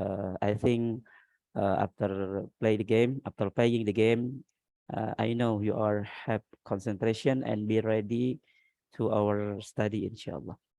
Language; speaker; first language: English; non-native, learner; Indonesian